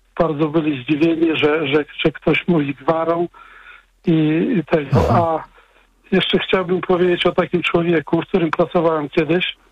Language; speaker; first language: Polish; native; Polish